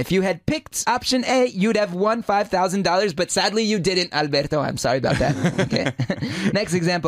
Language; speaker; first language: English; native; English